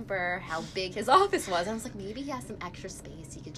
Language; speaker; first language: English; native; English